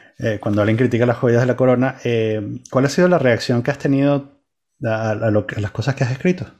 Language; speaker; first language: Spanish; native; Spanish